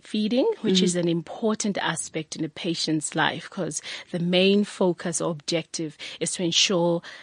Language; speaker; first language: English; non-native, local second language; Tswana